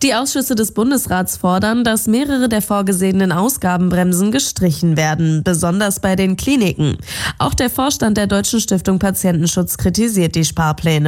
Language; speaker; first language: German; native; German